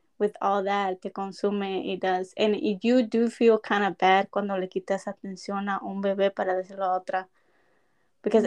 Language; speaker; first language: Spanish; early bilingual, heritage; Spanish